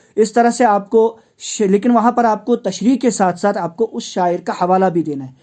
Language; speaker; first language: Urdu; non-native, local second language; Kashmiri